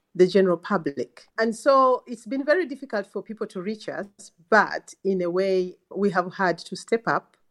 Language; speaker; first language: English; non-native, local second language; Ganda